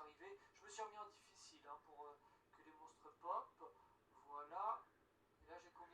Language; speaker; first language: French; native; French